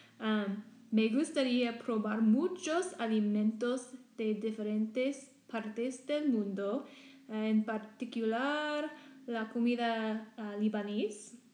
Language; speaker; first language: Spanish; non-native, learner; English